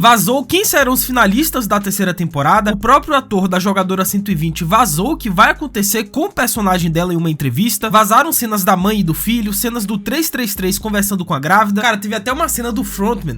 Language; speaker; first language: Portuguese; native; Portuguese